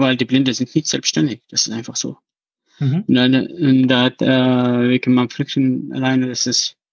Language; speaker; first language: German; non-native, learner; Arabic